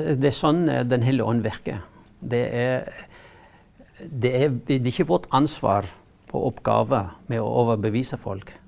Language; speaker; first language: Norwegian; non-native, fluent; Arabic